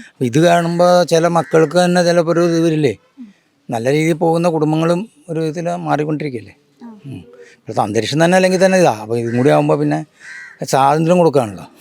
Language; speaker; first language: Malayalam; native; Malayalam